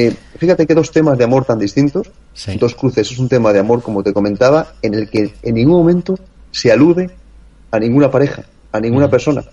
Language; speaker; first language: Spanish; native; Spanish